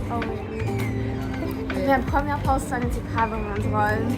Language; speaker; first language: French; non-native, learner; English